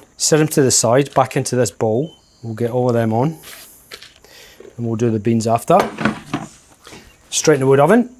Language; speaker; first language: English; native; English